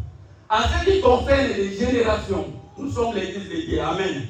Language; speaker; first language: French; non-native, local second language; Lingala